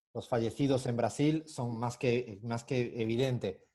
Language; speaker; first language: Spanish; native; Spanish